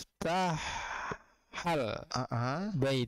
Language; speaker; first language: Arabic; non-native, learner; Indonesian